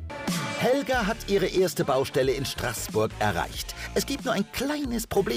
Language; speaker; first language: German; native; German